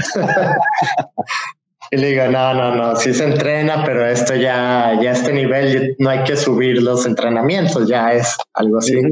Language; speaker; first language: Spanish; native; Spanish